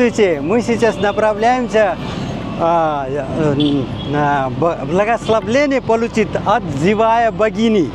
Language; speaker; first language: Russian; non-native, fluent; Nepali